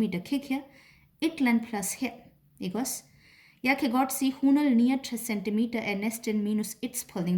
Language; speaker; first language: Danish; non-native, fluent; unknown